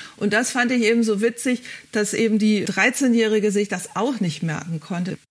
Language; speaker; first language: German; native; German